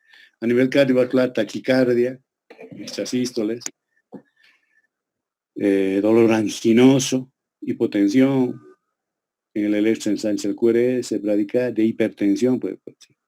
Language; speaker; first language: Spanish; native; Spanish